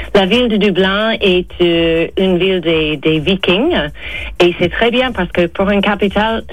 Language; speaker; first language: French; non-native, fluent; English